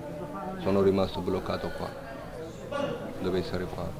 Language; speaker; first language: Italian; non-native, learner; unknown